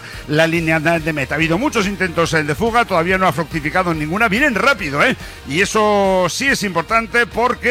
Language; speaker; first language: Spanish; native; Spanish